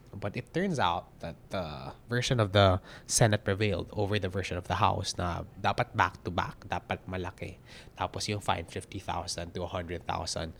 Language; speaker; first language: English; non-native, local second language; Filipino